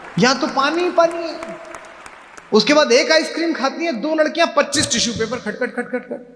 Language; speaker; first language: Hindi; native; Hindi